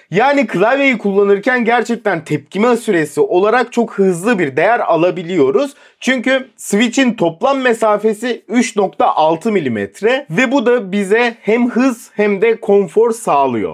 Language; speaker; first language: Turkish; native; Turkish